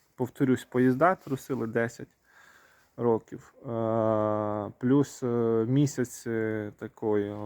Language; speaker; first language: Ukrainian; non-native, local second language; Russian